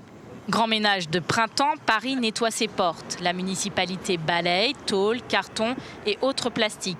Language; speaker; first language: French; native; French